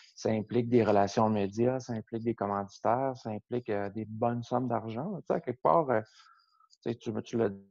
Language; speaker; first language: French; native; French